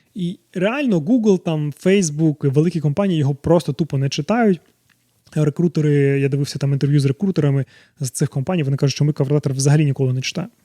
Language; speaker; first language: Ukrainian; non-native, local second language; Russian